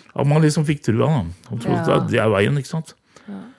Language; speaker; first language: Norwegian; native; Norwegian